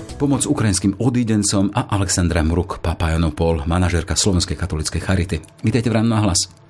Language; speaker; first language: Slovak; native; Slovak